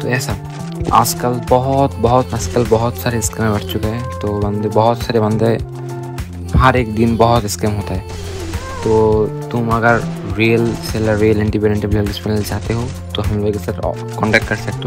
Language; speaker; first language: Hindi; non-native, local second language; Bangla